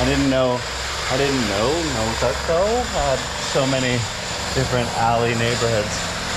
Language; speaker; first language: English; native; English